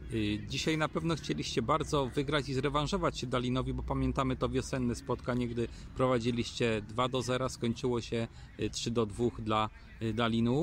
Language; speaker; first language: Polish; native; Polish